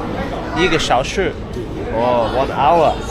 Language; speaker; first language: Chinese; non-native, learner; English